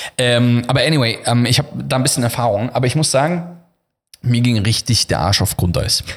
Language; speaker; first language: German; native; German